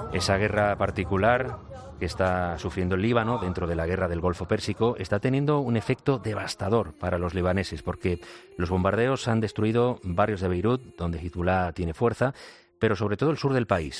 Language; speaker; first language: Spanish; native; Spanish